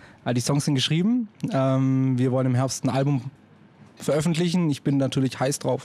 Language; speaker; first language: German; native; German